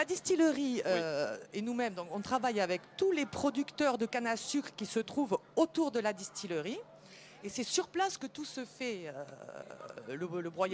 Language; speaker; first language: French; native; French